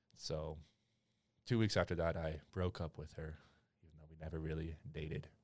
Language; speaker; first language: English; native; English